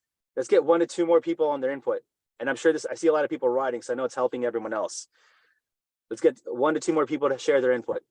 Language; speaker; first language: English; native; English